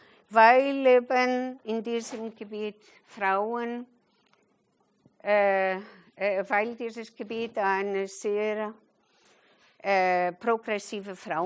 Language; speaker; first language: German; non-native, fluent; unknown